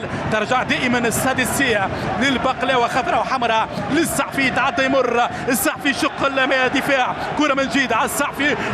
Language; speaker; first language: Arabic; native; Arabic